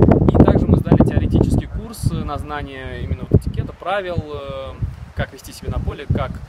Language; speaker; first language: Russian; native; Russian